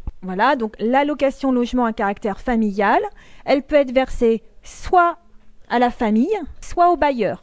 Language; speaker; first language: French; native; French